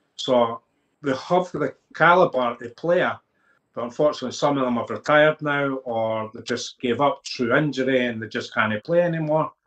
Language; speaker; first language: English; native; English